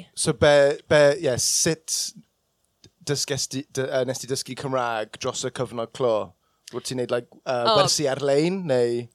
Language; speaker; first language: Welsh; non-native, local second language; English